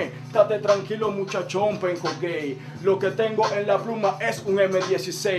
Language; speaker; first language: Spanish; native; Spanish